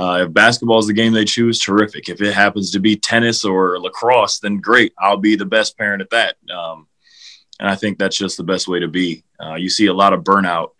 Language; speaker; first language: English; native; English